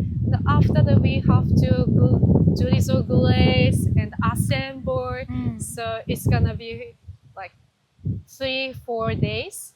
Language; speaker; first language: English; non-native, learner; Japanese